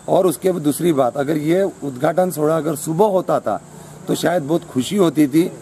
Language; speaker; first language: Hindi; non-native, local second language; Marathi